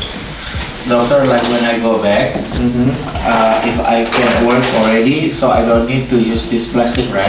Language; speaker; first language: English; non-native, learner; Indonesian